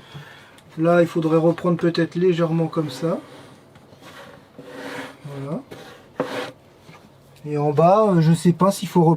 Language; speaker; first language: French; native; French